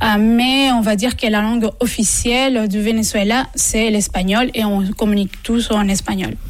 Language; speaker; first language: French; non-native, fluent; Spanish